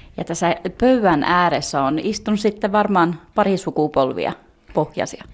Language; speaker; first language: Finnish; early bilingual, heritage; Finnish